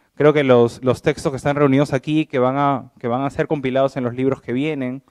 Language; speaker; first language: Spanish; native; Spanish